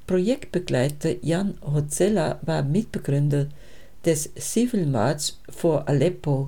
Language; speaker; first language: German; native; German